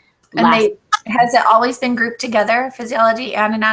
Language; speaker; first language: English; native; English